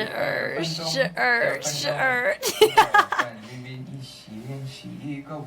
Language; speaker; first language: Chinese; non-native, learner; Thai